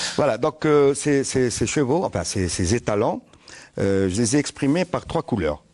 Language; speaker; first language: French; non-native, local second language; Arabic